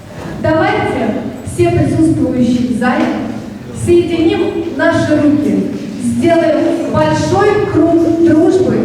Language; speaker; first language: Russian; native; Russian